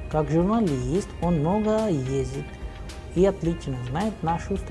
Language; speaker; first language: Russian; non-native, fluent; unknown